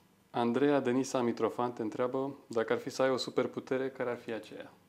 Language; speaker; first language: Romanian; native; Romanian